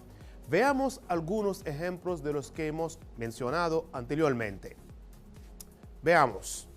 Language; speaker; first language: Spanish; non-native, fluent; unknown